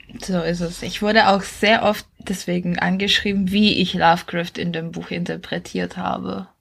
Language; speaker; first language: German; non-native, fluent; Czech